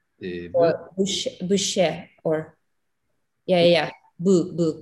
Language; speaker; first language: French; non-native, learner; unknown